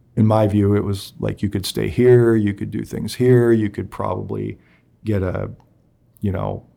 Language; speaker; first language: English; native; English